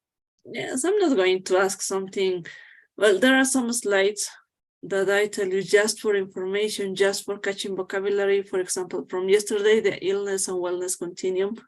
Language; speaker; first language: English; non-native, fluent; Spanish